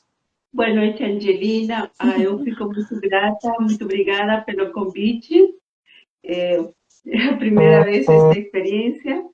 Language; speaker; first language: Portuguese; non-native, fluent; Spanish